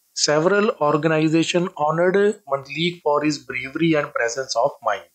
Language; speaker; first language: English; non-native, local second language; Punjabi